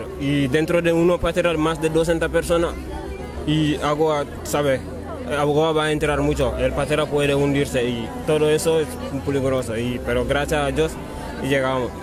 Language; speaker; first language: Spanish; non-native, learner; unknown